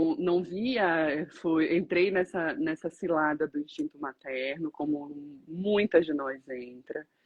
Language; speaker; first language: Portuguese; native; Portuguese